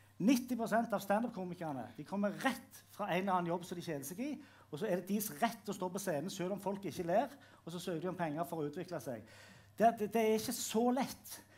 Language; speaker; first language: Norwegian; native; Norwegian